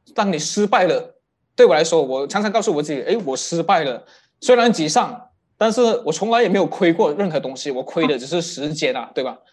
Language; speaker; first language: Chinese; native; Chinese